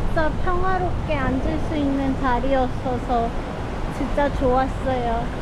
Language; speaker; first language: Korean; non-native, fluent; Urdu